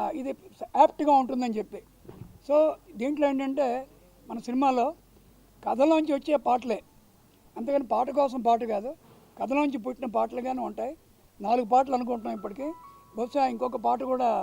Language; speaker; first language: Telugu; native; Telugu